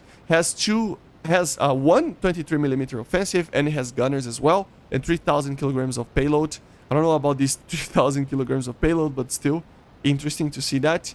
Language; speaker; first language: English; non-native, fluent; Portuguese